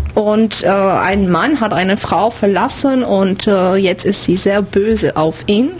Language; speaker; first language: German; non-native, fluent; Romanian